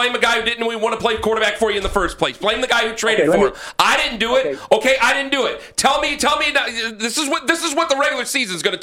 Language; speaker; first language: English; native; English